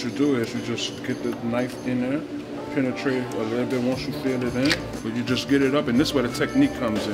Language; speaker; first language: English; native; English